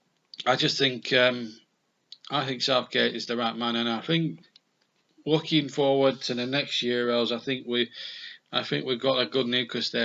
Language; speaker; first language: English; native; English